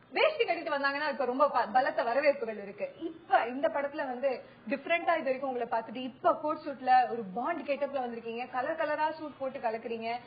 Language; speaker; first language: Tamil; native; Tamil